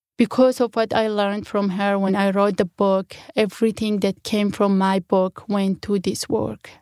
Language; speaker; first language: English; non-native, fluent; Kurdish